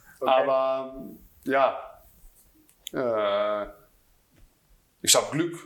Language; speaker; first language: German; non-native, learner; Croatian